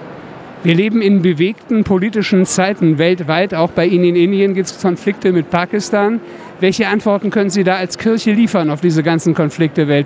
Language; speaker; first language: German; native; German